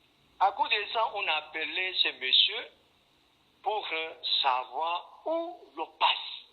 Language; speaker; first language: French; non-native, fluent; Korean